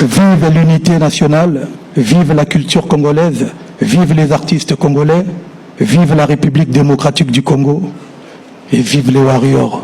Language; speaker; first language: French; non-native, local second language; Lingala